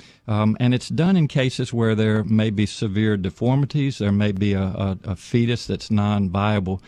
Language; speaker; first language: English; native; English